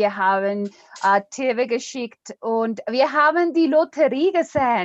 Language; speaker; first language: German; non-native, learner; Spanish